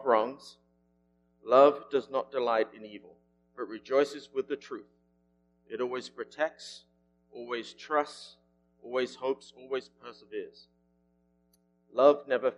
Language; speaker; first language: English; native; English